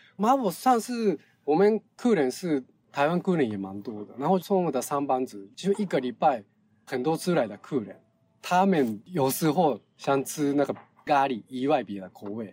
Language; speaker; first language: Chinese; non-native, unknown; Japanese